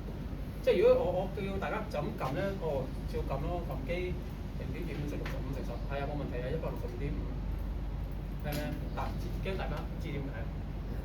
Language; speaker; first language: Cantonese; native; Cantonese